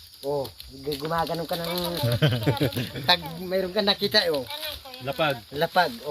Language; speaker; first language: Filipino; non-native, local second language; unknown